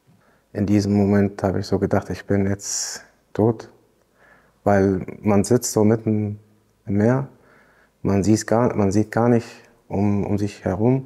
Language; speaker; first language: German; non-native, fluent; Arabic